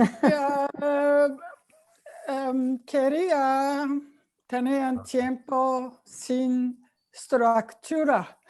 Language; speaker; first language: Spanish; non-native, learner; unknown